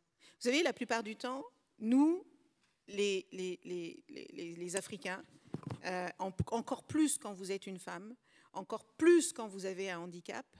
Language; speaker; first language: French; early bilingual, other home language; Kabuverdianu